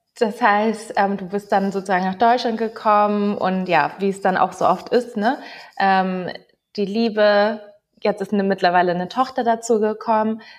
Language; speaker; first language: German; native; German